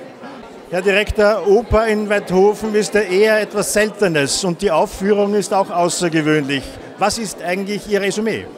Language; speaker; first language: German; native; German